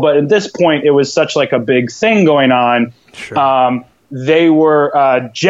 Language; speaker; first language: English; native; English